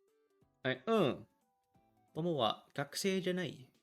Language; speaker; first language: Japanese; non-native, learner; English